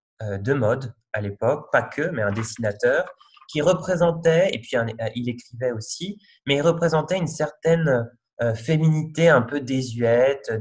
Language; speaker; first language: French; native; French